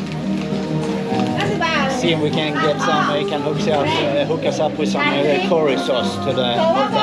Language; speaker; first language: English; non-native, fluent; Swedish